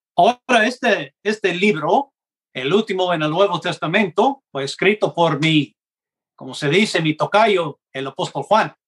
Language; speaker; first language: Spanish; non-native, fluent; English